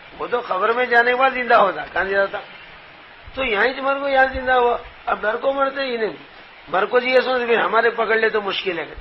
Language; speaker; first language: Urdu; native; Urdu